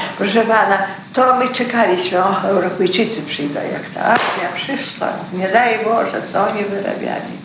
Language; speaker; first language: Polish; early bilingual, heritage; Polish